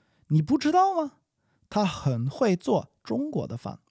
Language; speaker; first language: Chinese; non-native, fluent; English